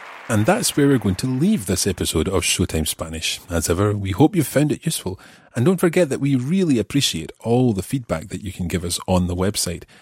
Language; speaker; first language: English; native; English